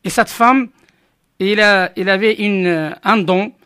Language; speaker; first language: French; non-native, local second language; Arabic